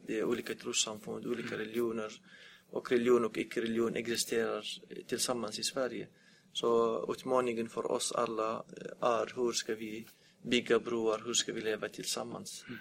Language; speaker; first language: Swedish; non-native, fluent; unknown